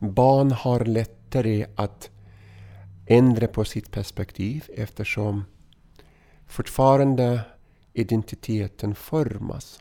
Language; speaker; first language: Swedish; non-native, fluent; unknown